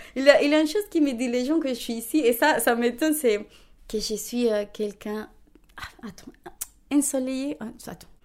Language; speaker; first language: French; non-native, fluent; Spanish